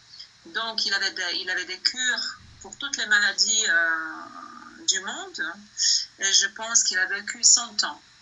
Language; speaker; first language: French; non-native, fluent; Bosnian